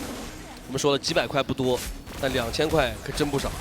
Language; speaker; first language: Chinese; native; Chinese